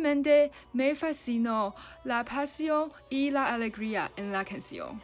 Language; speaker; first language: Spanish; non-native, learner; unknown